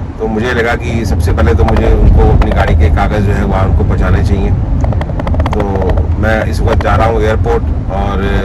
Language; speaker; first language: Hindi; non-native, local second language; Punjabi